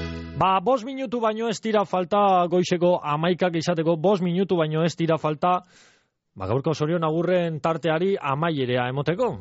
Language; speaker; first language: Basque; native; Basque